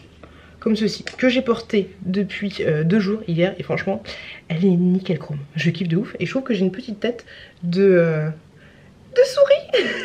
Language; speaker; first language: French; native; French